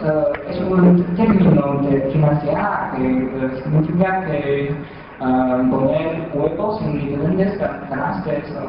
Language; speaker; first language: Spanish; non-native, fluent; Chinese